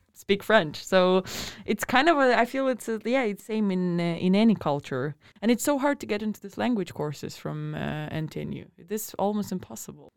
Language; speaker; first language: English; non-native, fluent; Russian